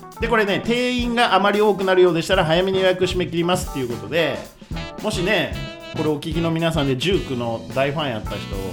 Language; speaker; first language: Japanese; native; Japanese